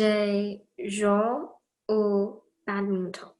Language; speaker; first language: French; non-native, learner; Chinese